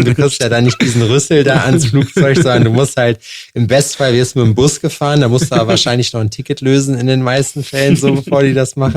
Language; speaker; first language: German; native; German